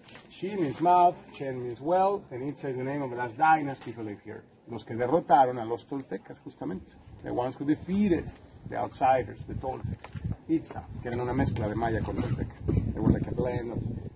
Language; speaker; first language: English; non-native, fluent; Spanish